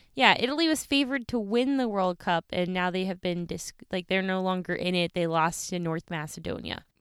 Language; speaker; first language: English; native; English